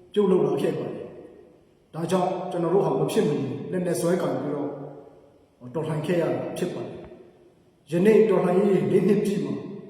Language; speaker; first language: Burmese; non-native, local second language; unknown